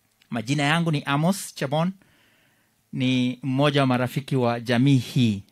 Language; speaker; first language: Swahili; non-native, local second language; Kalenjin